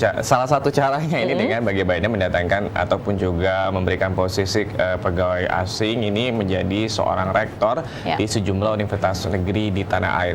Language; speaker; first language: Indonesian; native; Indonesian